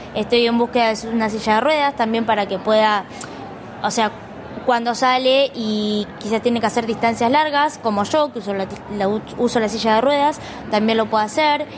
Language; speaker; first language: Spanish; native; Spanish